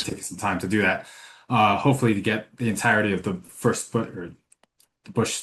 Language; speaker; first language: English; native; English